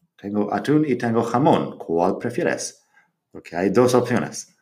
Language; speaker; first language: Spanish; non-native, fluent; English